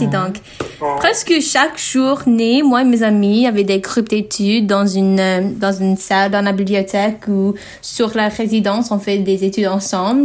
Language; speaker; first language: French; non-native, learner; English